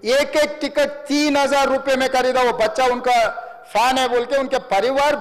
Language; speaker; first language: Hindi; non-native, local second language; Telugu